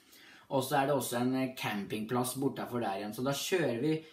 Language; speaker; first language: Norwegian; native; Norwegian